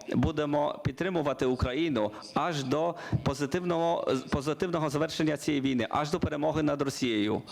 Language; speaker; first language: Ukrainian; non-native, learner; Polish